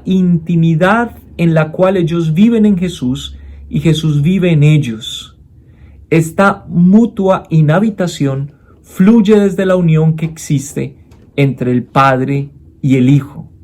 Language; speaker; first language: Spanish; native; Spanish